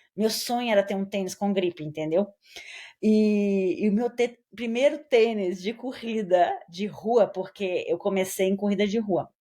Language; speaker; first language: Portuguese; native; Portuguese